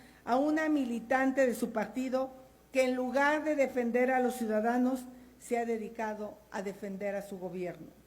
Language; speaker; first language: Spanish; native; Spanish